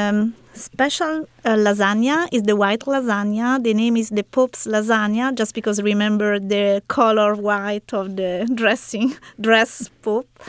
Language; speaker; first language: English; non-native, learner; Italian